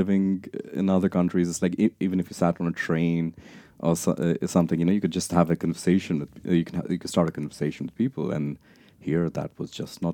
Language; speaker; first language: English; non-native, local second language; Punjabi